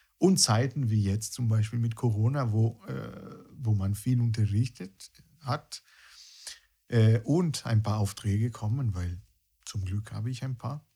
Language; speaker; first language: German; non-native, fluent; Italian